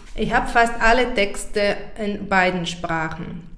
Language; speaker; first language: German; non-native, fluent; Bulgarian